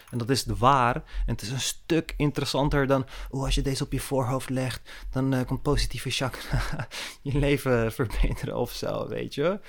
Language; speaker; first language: Dutch; early bilingual, other home language; Turkish